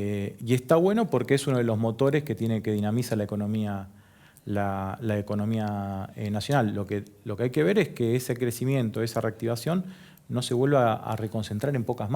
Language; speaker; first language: Spanish; native; Spanish